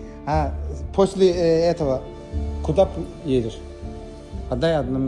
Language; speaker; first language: Russian; non-native, learner; Azerbaijani